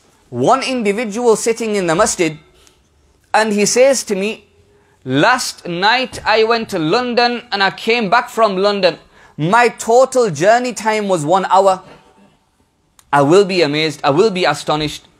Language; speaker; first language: English; early bilingual, other home language; Urdu